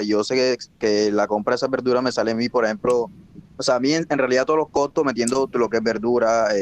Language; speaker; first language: Spanish; native; Spanish